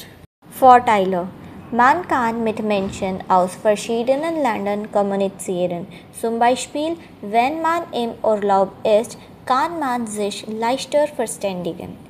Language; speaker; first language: German; non-native, learner; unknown